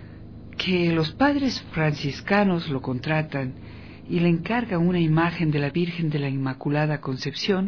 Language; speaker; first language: Spanish; native; Spanish